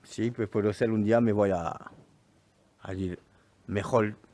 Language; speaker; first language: Spanish; non-native, learner; French